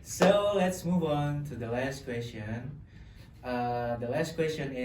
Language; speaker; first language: English; non-native, local second language; Indonesian